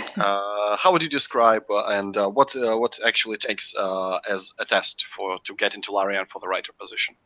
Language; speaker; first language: English; non-native, fluent; Russian